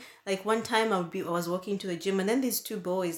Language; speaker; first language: English; non-native, local second language; Ganda